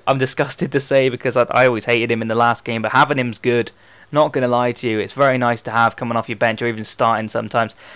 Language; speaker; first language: English; native; English